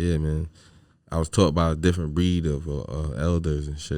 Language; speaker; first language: English; native; English